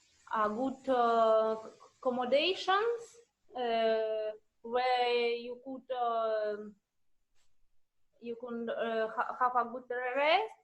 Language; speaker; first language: English; non-native, learner; Russian